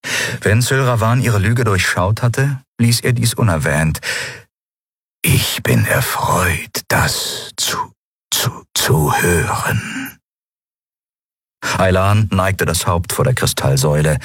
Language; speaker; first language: German; native; German